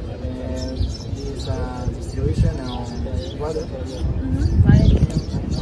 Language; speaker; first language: English; non-native, learner; Spanish